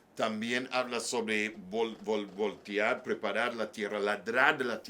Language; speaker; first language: Spanish; non-native, learner; English